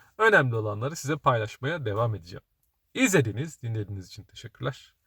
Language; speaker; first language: Turkish; native; Turkish